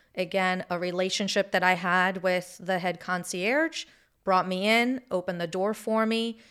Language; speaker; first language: English; early bilingual, other home language; Hebrew